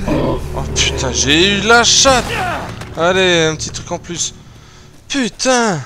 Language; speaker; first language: French; native; French